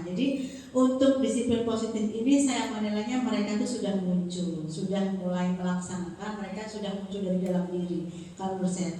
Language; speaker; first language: Indonesian; native; Indonesian